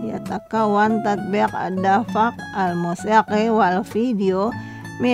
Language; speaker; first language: Arabic; non-native, fluent; Indonesian